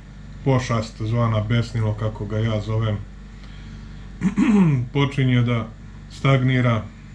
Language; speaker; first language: Serbian; native; Serbian